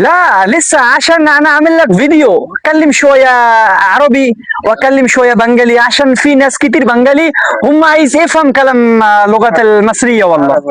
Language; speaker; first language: Arabic; non-native, learner; Bangla